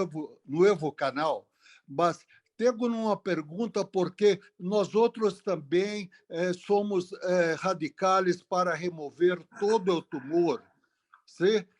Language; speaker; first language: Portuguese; non-native, learner; Spanish